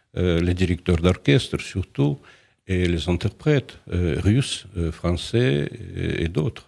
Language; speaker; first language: French; non-native, fluent; Russian